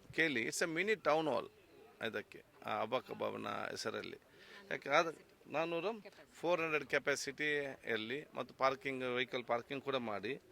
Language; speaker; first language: Kannada; non-native, local second language; Malayalam